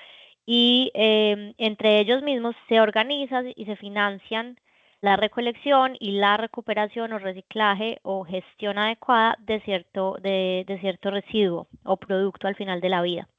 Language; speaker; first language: Spanish; native; Spanish